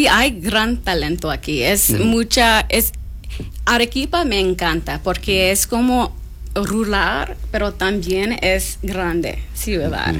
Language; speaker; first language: Spanish; non-native, learner; English